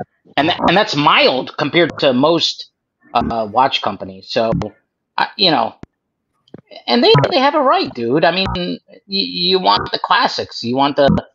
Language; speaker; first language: English; native; English